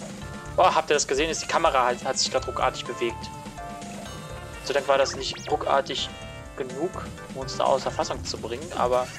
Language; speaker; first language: German; native; German